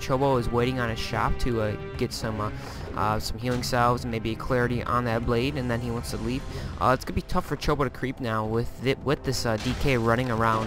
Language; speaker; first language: English; native; English